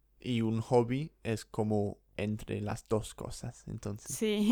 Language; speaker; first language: Spanish; non-native, fluent; English